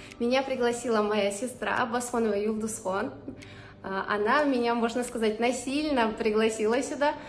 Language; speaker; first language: Russian; non-native, local second language; Uzbek